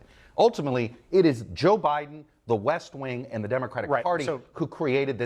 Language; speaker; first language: English; native; English